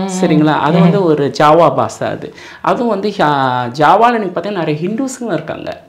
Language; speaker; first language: Tamil; non-native, local second language; Min Nan Chinese